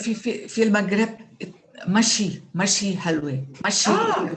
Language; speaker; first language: Arabic; early bilingual, heritage; Arabic